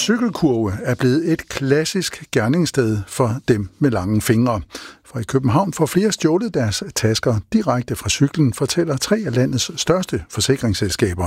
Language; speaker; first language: Danish; native; Danish